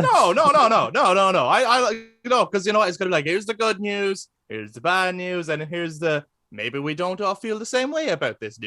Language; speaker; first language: English; native; English